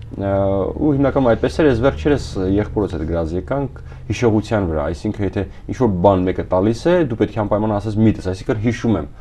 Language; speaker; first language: Armenian; native; Armenian